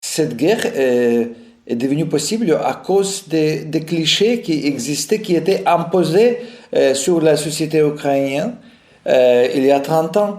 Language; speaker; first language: French; non-native, fluent; Russian